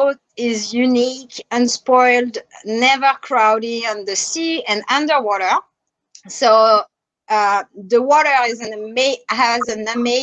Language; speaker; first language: English; non-native, fluent; French